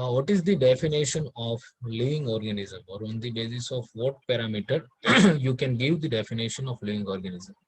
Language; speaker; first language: English; non-native, local second language; Gujarati